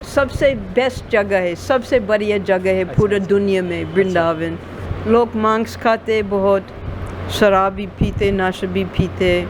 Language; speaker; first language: Hindi; non-native, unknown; English